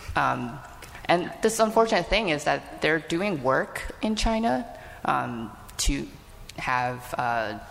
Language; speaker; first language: English; native; English